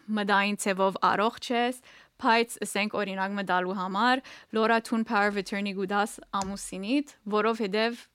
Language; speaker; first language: Armenian; early bilingual, heritage; Armenian